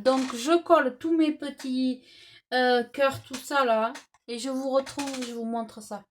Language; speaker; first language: French; native; French